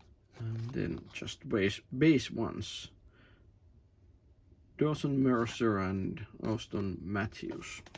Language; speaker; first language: English; non-native, learner; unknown